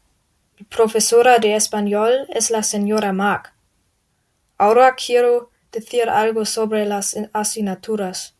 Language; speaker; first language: Spanish; non-native, learner; German